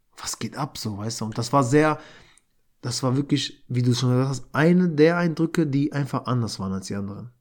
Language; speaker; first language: German; early bilingual, other home language; Albanian